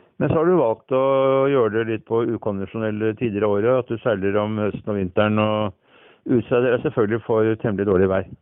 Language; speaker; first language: Norwegian; native; Norwegian